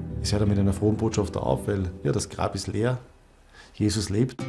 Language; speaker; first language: German; native; German